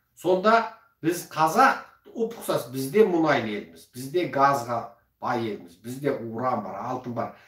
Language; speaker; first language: Kazakh; early bilingual, heritage; Kazakh